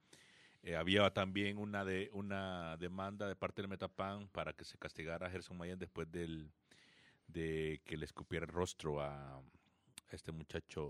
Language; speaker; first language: Spanish; native; Spanish